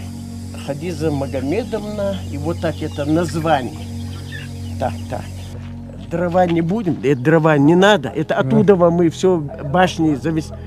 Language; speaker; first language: Russian; non-native, local second language; Ingush